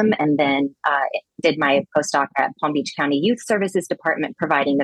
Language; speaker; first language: English; native; English